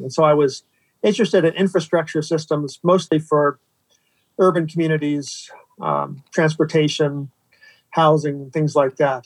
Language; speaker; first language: English; native; English